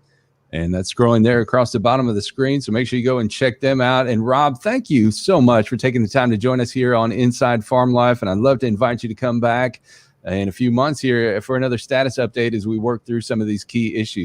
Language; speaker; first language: English; native; English